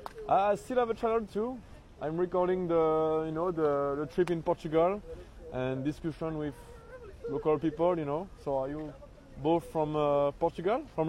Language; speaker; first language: English; non-native, learner; French